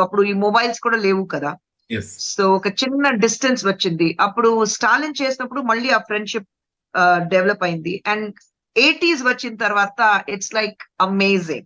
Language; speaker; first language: Telugu; non-native, fluent; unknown